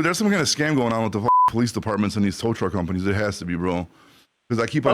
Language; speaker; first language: English; native; English